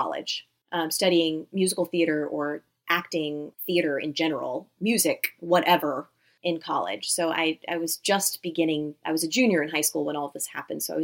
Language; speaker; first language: English; native; English